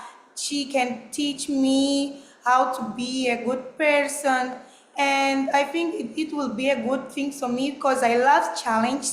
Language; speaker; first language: English; non-native, learner; Portuguese